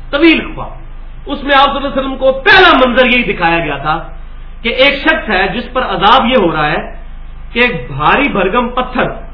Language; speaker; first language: Urdu; non-native, local second language; Punjabi